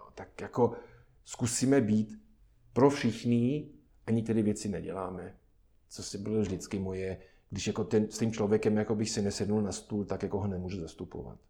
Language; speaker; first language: Czech; non-native, fluent; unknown